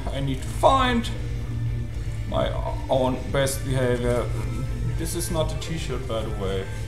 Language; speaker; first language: English; non-native, fluent; German